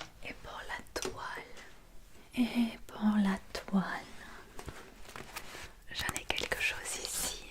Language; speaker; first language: French; non-native, learner; English